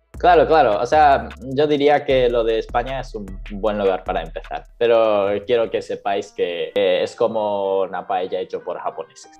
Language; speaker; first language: Spanish; non-native, fluent; Japanese